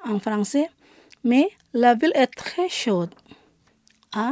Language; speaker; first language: French; non-native, fluent; Indonesian